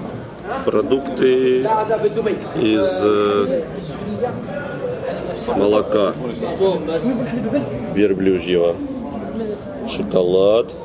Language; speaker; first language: Russian; native; Russian